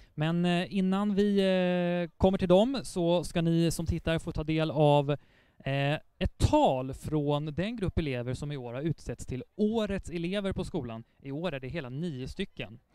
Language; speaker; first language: Swedish; native; Swedish